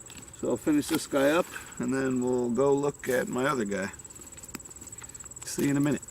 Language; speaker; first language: English; native; English